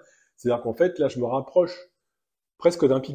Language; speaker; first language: French; native; French